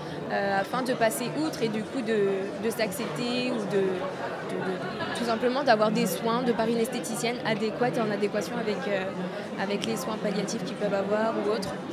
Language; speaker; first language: French; native; French